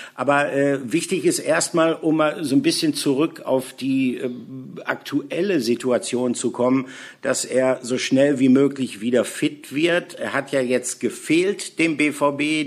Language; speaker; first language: German; native; German